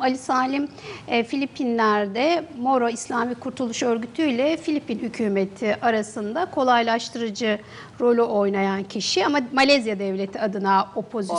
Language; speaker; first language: Turkish; native; Turkish